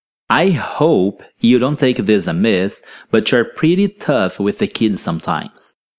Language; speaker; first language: English; non-native, fluent; Portuguese